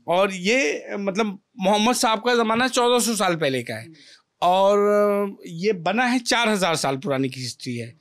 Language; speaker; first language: Hindi; native; Hindi